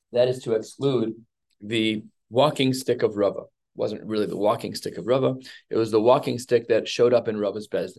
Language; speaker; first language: English; native; English